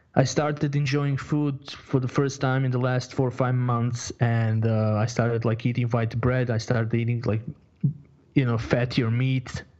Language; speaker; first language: English; non-native, fluent; Croatian